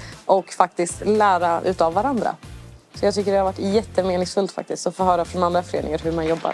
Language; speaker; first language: Swedish; native; Swedish